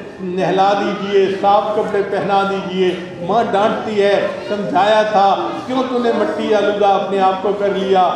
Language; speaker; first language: Urdu; non-native, local second language; Punjabi